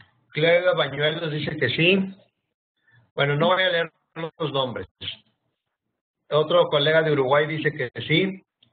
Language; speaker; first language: Spanish; native; Spanish